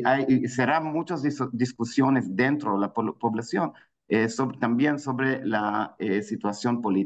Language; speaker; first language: Spanish; non-native, fluent; Hebrew